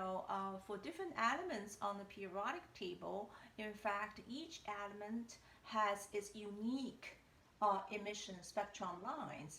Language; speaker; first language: English; non-native, fluent; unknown